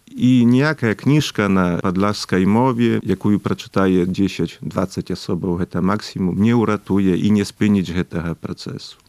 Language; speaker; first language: Belarusian; early bilingual, heritage; Belarusian